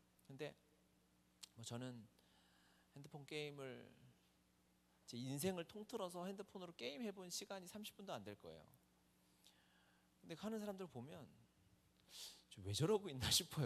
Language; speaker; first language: Korean; native; Korean